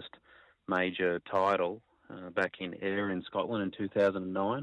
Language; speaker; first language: English; native; English